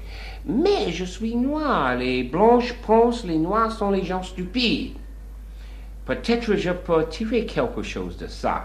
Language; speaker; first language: French; non-native, learner; English